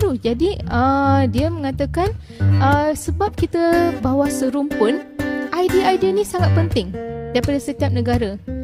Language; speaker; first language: Malay; native; Malay